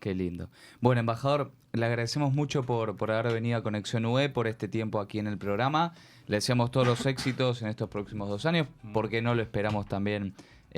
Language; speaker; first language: Spanish; native; Spanish